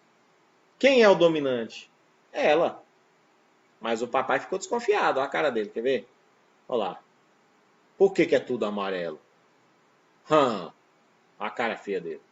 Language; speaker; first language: Portuguese; native; Portuguese